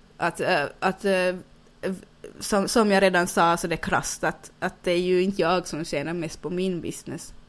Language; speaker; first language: Swedish; native; Swedish